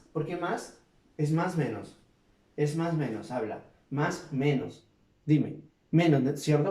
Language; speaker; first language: Spanish; native; Spanish